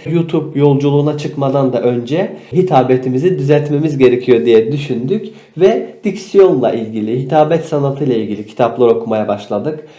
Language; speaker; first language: Turkish; native; Turkish